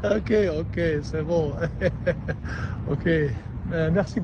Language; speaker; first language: French; non-native, learner; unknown